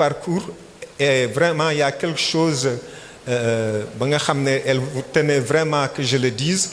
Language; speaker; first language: French; non-native, local second language; Wolof